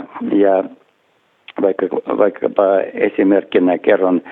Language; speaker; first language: Finnish; non-native, fluent; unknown